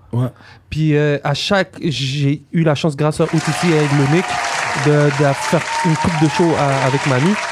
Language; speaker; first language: French; native; French